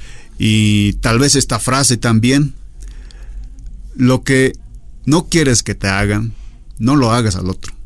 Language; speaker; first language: Spanish; native; Spanish